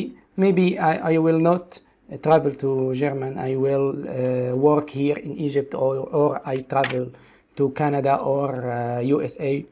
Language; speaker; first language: English; non-native, local second language; Arabic